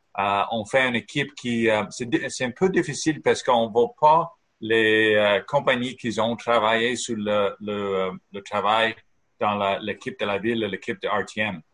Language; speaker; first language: French; non-native, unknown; English